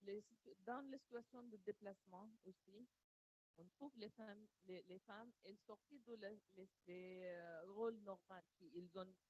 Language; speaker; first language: French; non-native, learner; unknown